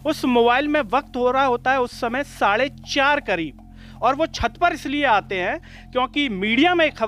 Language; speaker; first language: Hindi; native; Hindi